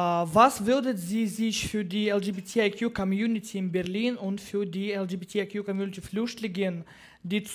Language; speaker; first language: German; non-native, learner; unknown